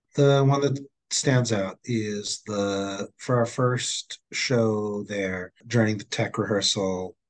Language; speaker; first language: English; non-native, local second language; Filipino